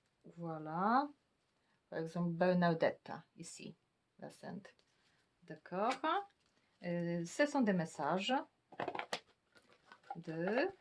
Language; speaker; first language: French; non-native, fluent; Polish